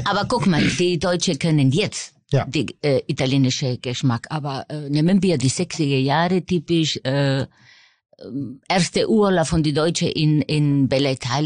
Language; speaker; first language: German; non-native, fluent; Spanish